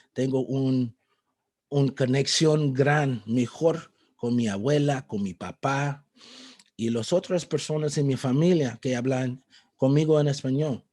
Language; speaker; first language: Spanish; non-native, learner; English